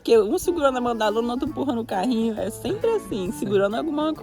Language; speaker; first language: Portuguese; native; Portuguese